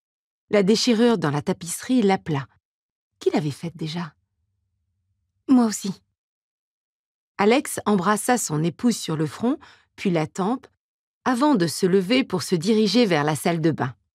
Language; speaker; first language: French; native; French